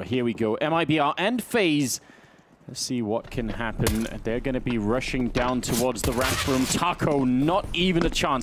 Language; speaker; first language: English; native; English